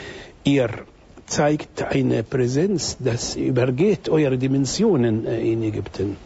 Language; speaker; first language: German; non-native, fluent; Arabic